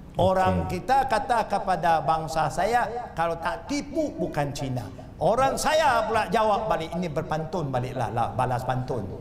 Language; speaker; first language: Malay; non-native, local second language; Chinese